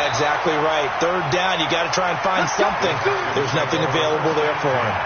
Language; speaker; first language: English; native; English